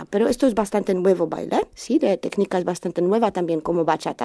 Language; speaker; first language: Spanish; non-native, learner; Polish